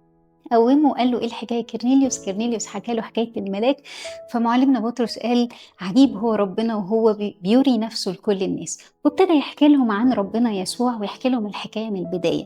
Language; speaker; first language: Arabic; native; Arabic